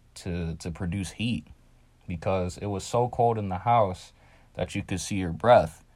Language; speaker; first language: English; native; English